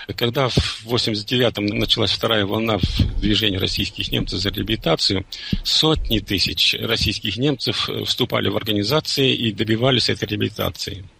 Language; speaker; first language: Russian; non-native, local second language; German